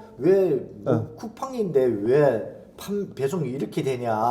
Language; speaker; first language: Korean; early bilingual, heritage; Korean